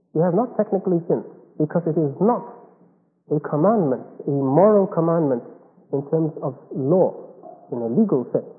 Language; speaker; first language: English; non-native, fluent; Chinese